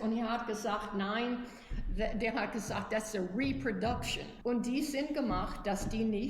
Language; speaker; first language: German; early bilingual, heritage; German